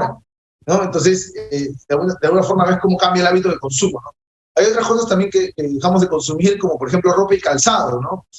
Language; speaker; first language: Spanish; native; Spanish